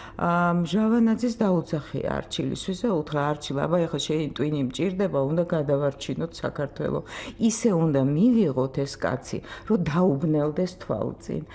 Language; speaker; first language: Georgian; non-native, fluent; Russian